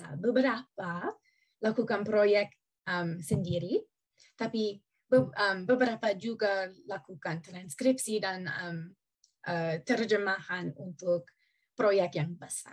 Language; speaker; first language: Indonesian; non-native, learner; English